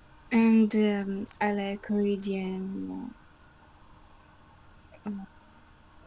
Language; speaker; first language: English; non-native, learner; Russian